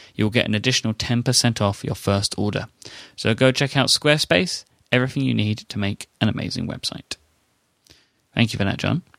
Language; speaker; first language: English; native; English